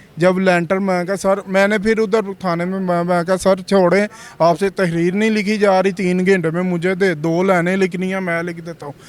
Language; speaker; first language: Urdu; non-native, local second language; Punjabi